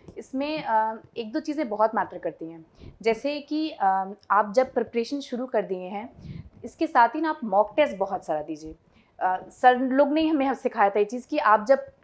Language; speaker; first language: Hindi; native; Hindi